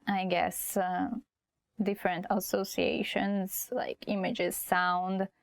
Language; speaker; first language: English; non-native, fluent; Hungarian